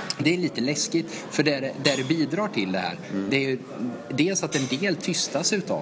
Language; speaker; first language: Swedish; native; Swedish